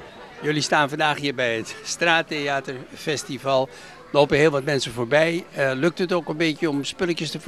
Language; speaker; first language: Dutch; native; Dutch